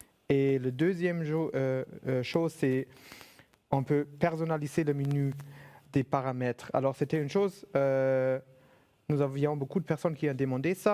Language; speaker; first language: French; non-native, fluent; German